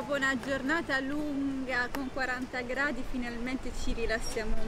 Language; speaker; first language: Italian; native; Italian